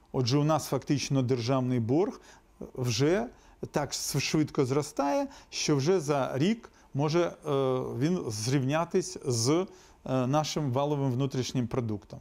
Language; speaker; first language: Ukrainian; non-native, local second language; Russian